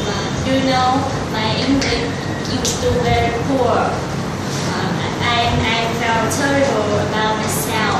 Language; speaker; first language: English; non-native, learner; Vietnamese